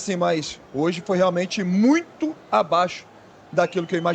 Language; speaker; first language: Portuguese; native; Portuguese